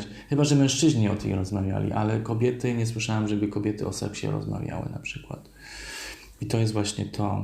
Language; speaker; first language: Polish; early bilingual, heritage; Polish